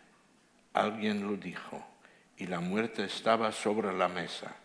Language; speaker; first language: Spanish; non-native, fluent; Dutch